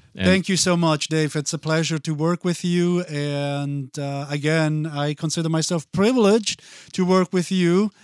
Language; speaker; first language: English; non-native, fluent; Italian